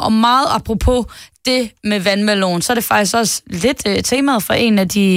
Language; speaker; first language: Danish; native; Danish